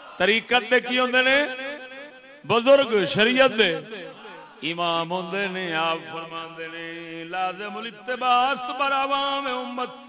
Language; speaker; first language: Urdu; non-native, local second language; Punjabi